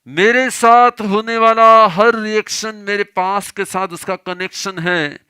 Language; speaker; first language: Hindi; non-native, local second language; Gujarati